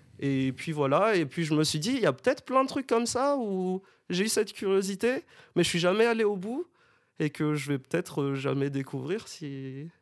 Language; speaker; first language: French; non-native, local second language; Malagasy